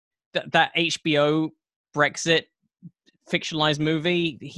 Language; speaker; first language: English; native; English